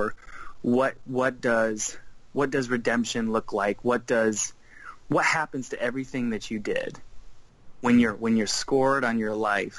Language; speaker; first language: English; native; English